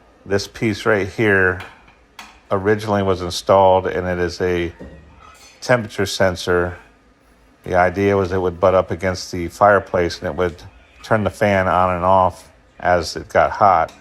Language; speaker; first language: English; native; English